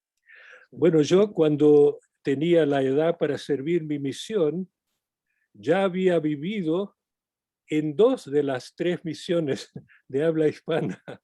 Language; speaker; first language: Spanish; non-native, fluent; English